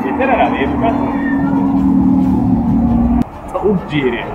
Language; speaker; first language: Turkish; native; Turkish